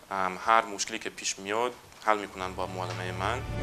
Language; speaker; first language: Persian; non-native, fluent; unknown